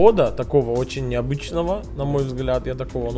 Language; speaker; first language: Russian; native; Russian